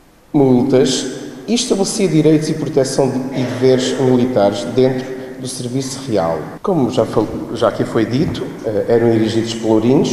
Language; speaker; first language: Portuguese; native; Portuguese